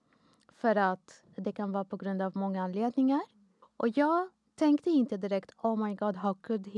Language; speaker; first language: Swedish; non-native, fluent; Arabic